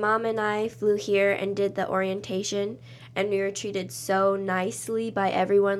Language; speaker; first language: English; native; English